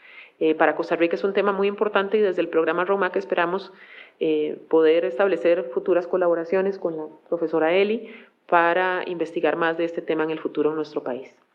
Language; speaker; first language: Spanish; native; Spanish